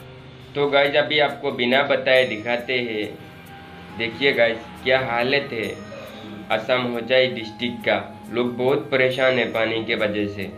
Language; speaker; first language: Hindi; non-native, local second language; Bangla